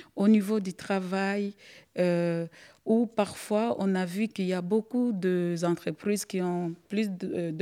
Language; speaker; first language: French; non-native, local second language; Swahili